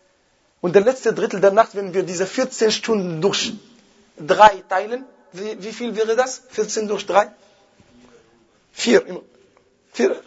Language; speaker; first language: German; non-native, fluent; Arabic